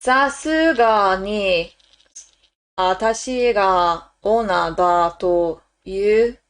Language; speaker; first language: Japanese; non-native, learner; English